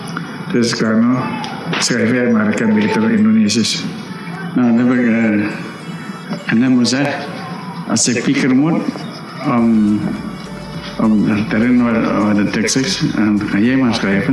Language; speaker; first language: Dutch; non-native, local second language; Minangkabau